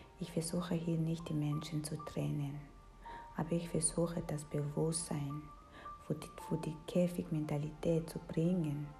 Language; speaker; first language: German; non-native, fluent; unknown